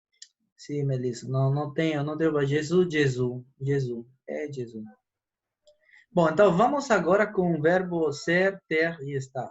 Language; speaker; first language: Portuguese; non-native, fluent; Spanish